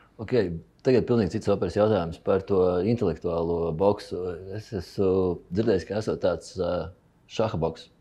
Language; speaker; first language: Latvian; native; Latvian